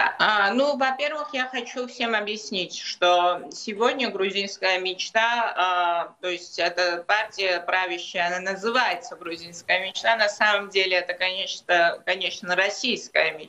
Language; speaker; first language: Russian; non-native, local second language; Georgian